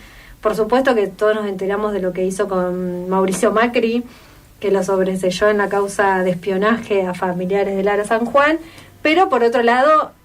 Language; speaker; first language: Spanish; native; Spanish